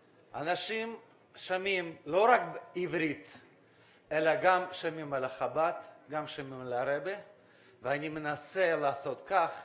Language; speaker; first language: Hebrew; non-native, fluent; Russian